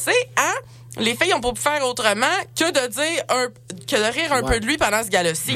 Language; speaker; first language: French; native; French